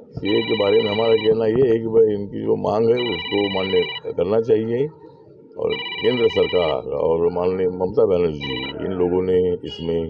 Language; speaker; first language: Hindi; non-native, local second language; Marathi